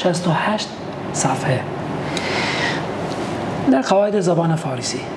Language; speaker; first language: Persian; non-native, fluent; Albanian